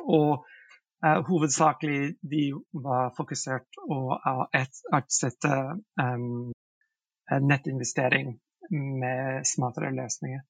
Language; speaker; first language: Norwegian; non-native, fluent; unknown